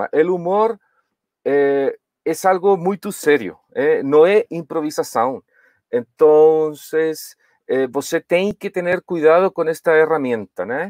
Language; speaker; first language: Portuguese; non-native, learner; Spanish